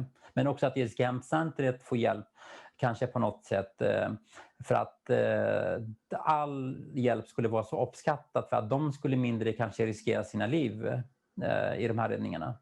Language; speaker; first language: Swedish; non-native, fluent; Kurdish